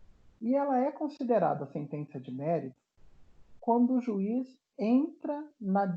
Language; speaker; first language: Portuguese; native; Portuguese